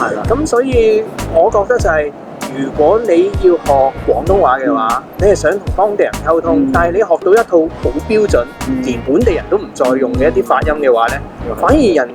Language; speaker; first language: Cantonese; native; Cantonese